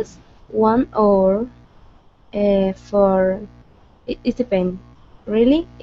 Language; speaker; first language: English; non-native, learner; Spanish